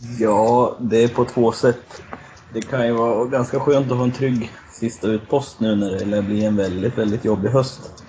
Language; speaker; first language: Swedish; native; Swedish